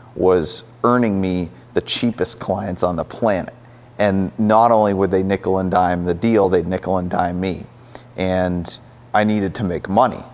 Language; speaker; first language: English; native; English